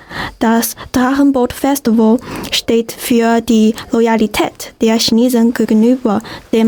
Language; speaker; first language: German; non-native, learner; Chinese